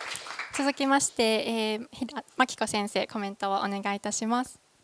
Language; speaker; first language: Japanese; native; Japanese